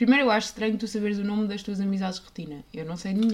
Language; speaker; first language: Portuguese; native; Portuguese